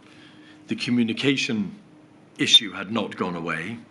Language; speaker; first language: English; native; English